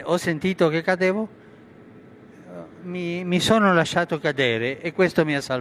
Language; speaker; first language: Italian; non-native, fluent; Spanish